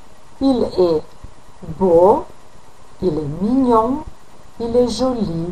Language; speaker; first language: French; non-native, fluent; Macedonian